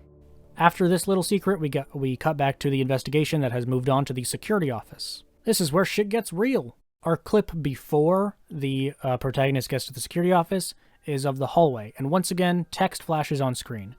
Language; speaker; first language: English; native; English